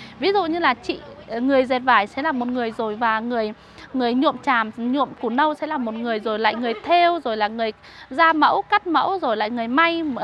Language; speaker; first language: Vietnamese; non-native, local second language; Hmong